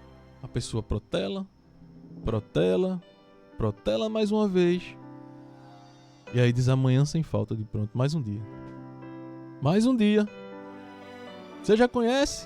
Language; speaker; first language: Portuguese; native; Portuguese